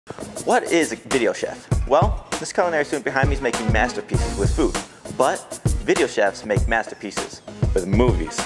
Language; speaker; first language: English; native; English